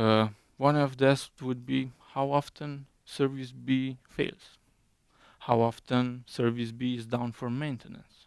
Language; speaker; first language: English; non-native, fluent; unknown